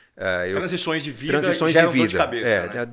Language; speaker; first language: Portuguese; native; Portuguese